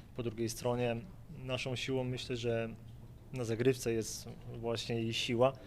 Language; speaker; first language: Polish; native; Polish